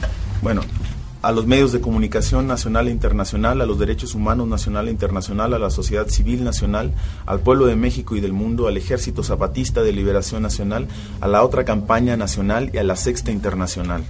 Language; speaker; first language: Spanish; native; Spanish